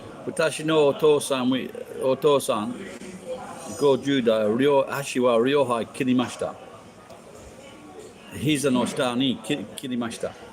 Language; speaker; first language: Japanese; non-native, learner; English